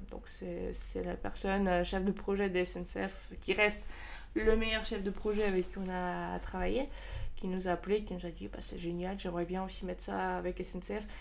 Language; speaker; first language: French; non-native, fluent; Russian